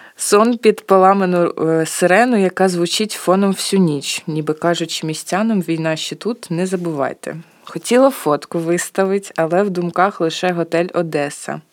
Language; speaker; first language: Ukrainian; native; Ukrainian